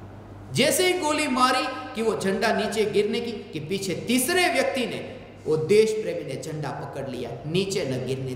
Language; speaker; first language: Hindi; non-native, local second language; Gujarati